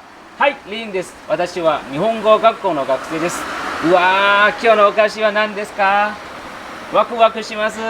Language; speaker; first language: Japanese; non-native, learner; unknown